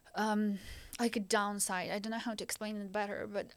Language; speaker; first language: English; non-native, fluent; Ukrainian